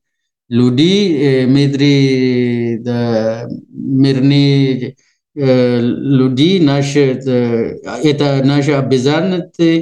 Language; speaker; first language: Russian; non-native, learner; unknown